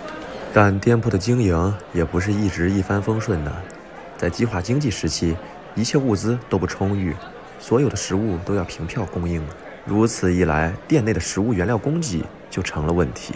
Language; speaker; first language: Chinese; native; Chinese